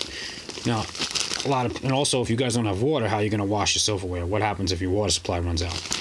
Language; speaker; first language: English; native; English